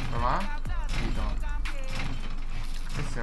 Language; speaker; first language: Spanish; native; Spanish